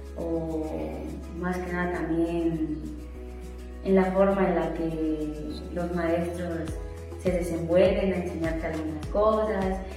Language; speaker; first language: Spanish; non-native, local second language; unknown